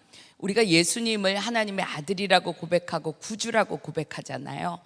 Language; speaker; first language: Korean; native; Korean